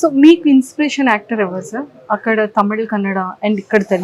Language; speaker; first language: Telugu; native; Telugu